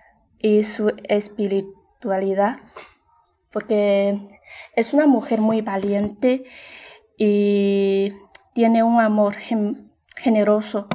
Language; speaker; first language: Spanish; non-native, fluent; Chinese